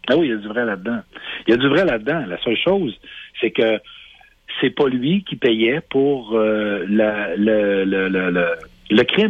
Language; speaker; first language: French; native; French